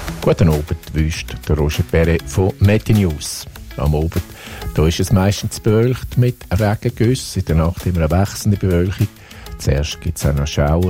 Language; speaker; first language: German; native; German